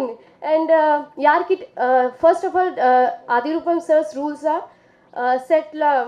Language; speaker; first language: Tamil; non-native, fluent; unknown